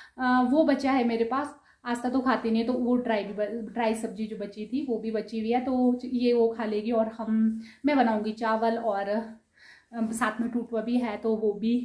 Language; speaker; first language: Hindi; non-native, local second language; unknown